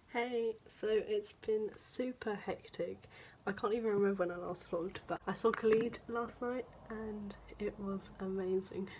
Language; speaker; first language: English; native; English